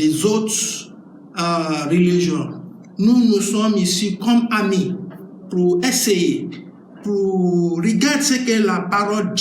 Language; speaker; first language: French; non-native, learner; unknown